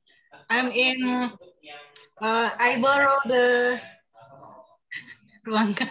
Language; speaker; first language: English; non-native, learner; Indonesian